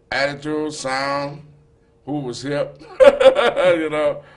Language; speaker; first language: English; native; English